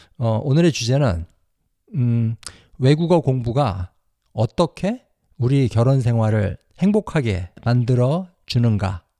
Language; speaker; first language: Korean; native; Korean